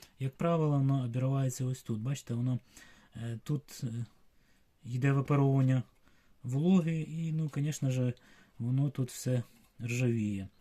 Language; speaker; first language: Ukrainian; non-native, local second language; Russian